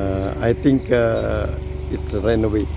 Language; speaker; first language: English; non-native, learner; Filipino